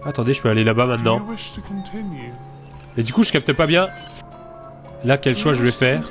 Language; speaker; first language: French; native; French